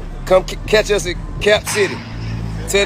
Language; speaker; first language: English; native; English